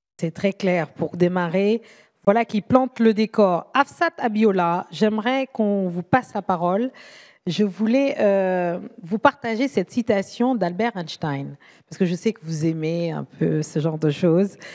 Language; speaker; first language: French; native; French